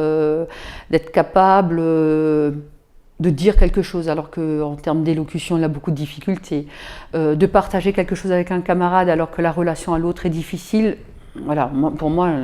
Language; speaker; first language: French; native; French